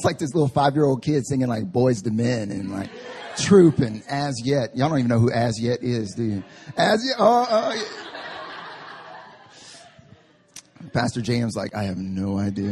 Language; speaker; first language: English; native; English